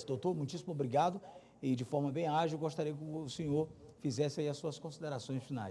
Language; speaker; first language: Portuguese; native; Portuguese